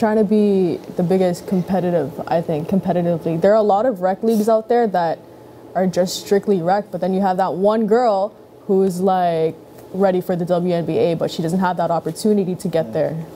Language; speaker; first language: English; early bilingual, other home language; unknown